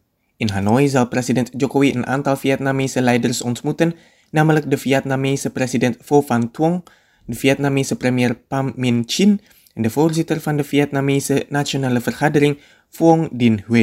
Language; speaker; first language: Dutch; non-native, fluent; Indonesian